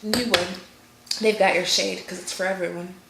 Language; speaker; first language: English; native; English